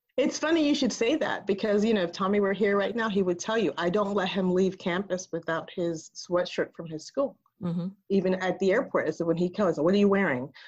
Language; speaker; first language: English; early bilingual, other home language; Spanish